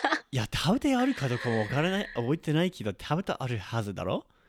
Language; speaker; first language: Japanese; non-native, fluent; English